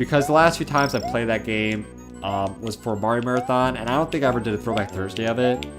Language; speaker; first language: English; native; English